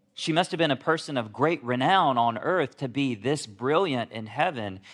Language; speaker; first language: English; native; English